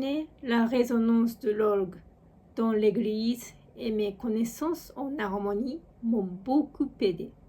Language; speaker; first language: French; non-native, fluent; Japanese